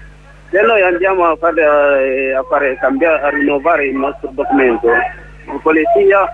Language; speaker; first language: Italian; non-native, learner; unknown